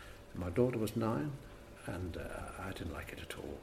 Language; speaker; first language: English; native; English